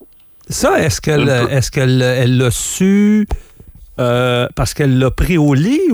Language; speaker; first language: French; native; French